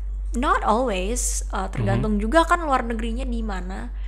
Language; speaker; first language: Indonesian; early bilingual, heritage; Indonesian